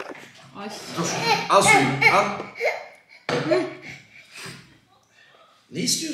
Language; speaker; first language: Turkish; native; Turkish